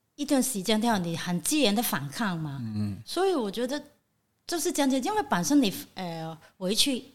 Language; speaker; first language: Chinese; non-native, fluent; Cantonese